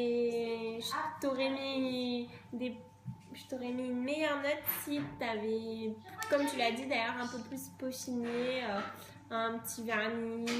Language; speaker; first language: French; native; French